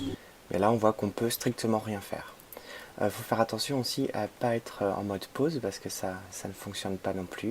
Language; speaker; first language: French; native; French